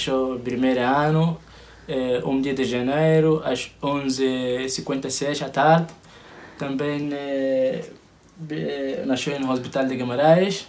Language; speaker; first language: Portuguese; non-native, learner; Arabic